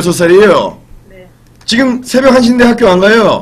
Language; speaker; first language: Korean; native; Korean